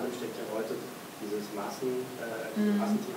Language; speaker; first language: German; native; German